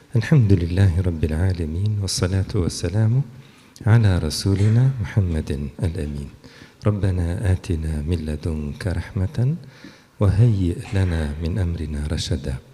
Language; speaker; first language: Turkish; early bilingual, heritage; Turkish